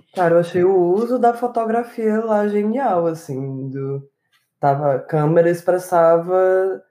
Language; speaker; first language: Portuguese; native; Portuguese